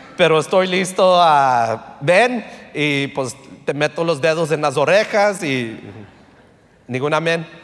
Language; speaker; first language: Spanish; early bilingual, heritage; Spanish